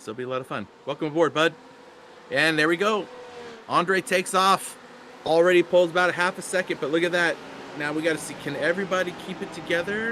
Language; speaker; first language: English; native; English